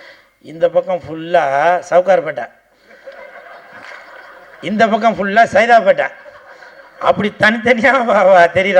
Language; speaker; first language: Tamil; native; Tamil